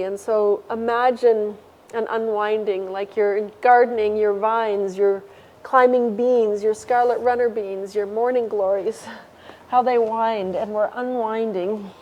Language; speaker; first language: English; native; English